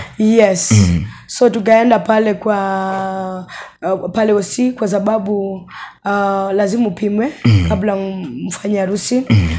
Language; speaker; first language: Swahili; non-native, local second language; Luo (Kenya and Tanzania)